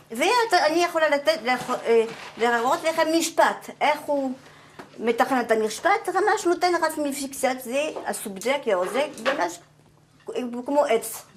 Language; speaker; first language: Hebrew; non-native, fluent; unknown